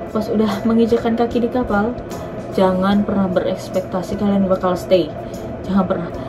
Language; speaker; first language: Indonesian; native; Indonesian